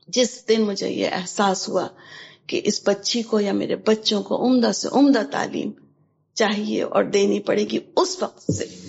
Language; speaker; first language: Urdu; native; Urdu